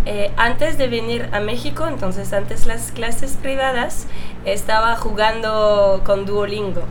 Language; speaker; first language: Spanish; non-native, fluent; French